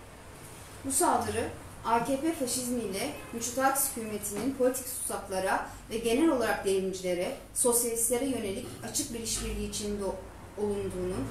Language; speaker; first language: Turkish; native; Turkish